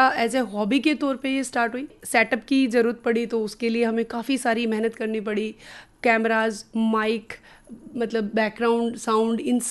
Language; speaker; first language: Hindi; non-native, local second language; Rajasthani